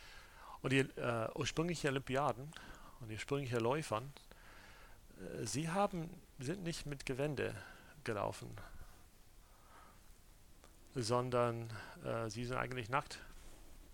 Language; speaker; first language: German; non-native, fluent; English